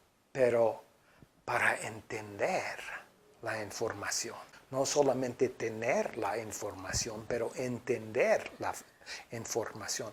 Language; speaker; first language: Spanish; non-native, fluent; English